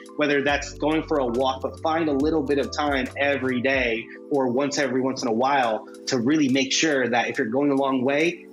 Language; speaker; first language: English; early bilingual, other home language; Spanish